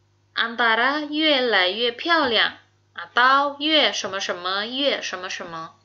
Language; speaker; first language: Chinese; non-native, fluent; Indonesian